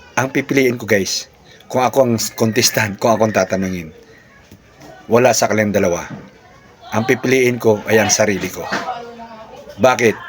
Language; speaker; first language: Filipino; native; Filipino